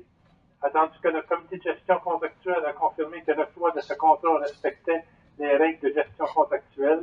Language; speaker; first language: French; native; French